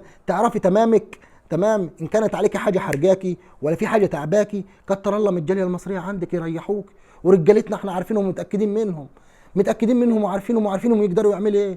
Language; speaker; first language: Arabic; native; Arabic